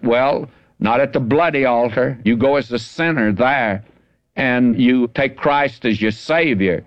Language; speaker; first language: English; native; English